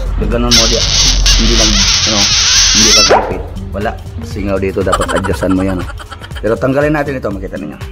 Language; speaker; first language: Filipino; non-native, local second language; Cebuano